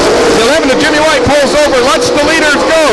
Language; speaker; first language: English; native; English